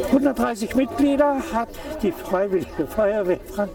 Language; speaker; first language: German; native; German